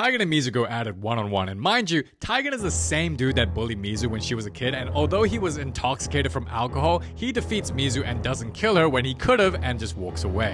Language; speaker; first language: English; native; English